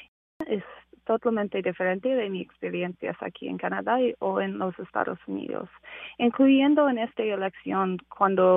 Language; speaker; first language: Spanish; non-native, fluent; English